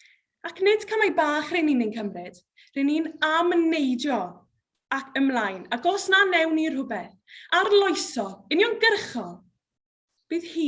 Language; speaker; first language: Welsh; native; Welsh